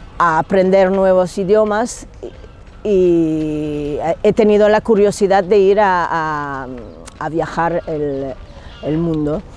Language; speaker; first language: Spanish; non-native, fluent; English